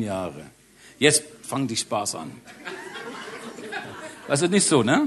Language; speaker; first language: German; non-native, learner; English